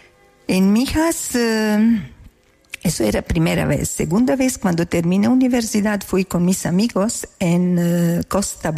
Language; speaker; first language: Spanish; non-native, learner; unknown